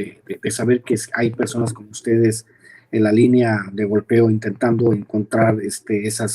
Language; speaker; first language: Spanish; native; Spanish